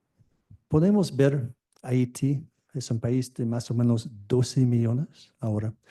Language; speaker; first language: Spanish; non-native, fluent; French